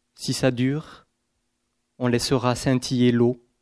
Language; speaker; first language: French; native; French